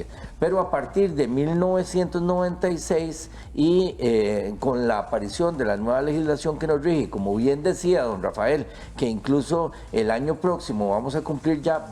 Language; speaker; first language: Spanish; native; Spanish